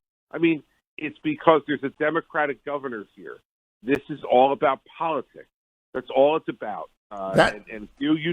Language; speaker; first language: English; native; English